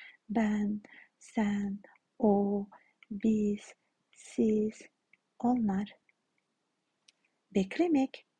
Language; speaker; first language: Turkish; non-native, fluent; Kazakh